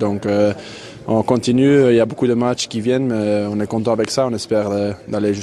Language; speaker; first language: French; non-native, fluent; Dutch